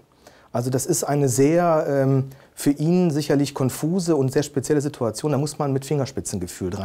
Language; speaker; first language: German; native; German